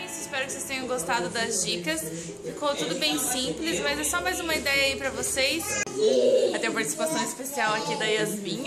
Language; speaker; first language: Portuguese; native; Portuguese